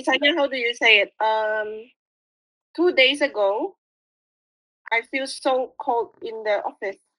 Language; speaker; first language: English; non-native, fluent; Indonesian